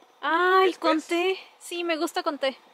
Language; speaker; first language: Spanish; native; Spanish